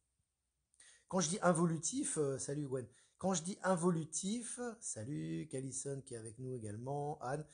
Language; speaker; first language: French; native; French